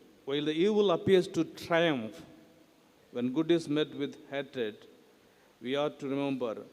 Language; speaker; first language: English; non-native, local second language; Tamil